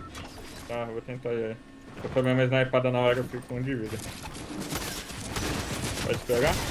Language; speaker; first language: Portuguese; native; Portuguese